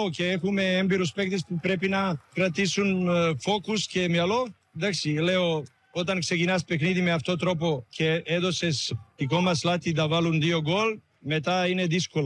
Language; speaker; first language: Greek; non-native, learner; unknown